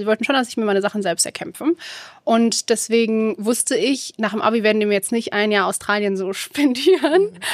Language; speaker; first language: German; early bilingual, other home language; Arabic